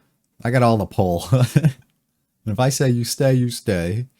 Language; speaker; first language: English; native; English